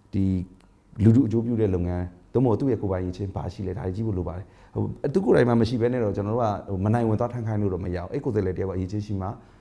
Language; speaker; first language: Burmese; native; Burmese